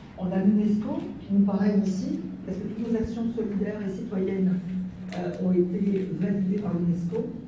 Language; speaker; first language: French; native; French